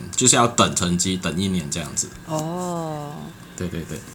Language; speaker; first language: Chinese; non-native, local second language; Cantonese